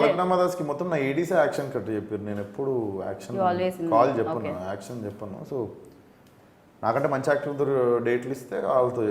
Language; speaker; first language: Telugu; native; Telugu